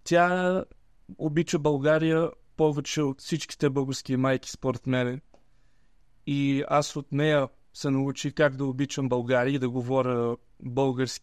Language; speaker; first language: Bulgarian; early bilingual, heritage; Bulgarian